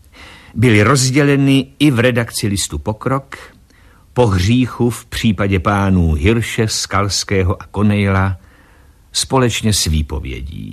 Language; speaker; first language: Czech; native; Czech